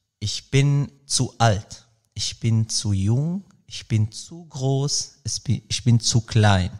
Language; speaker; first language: German; non-native, fluent; Arabic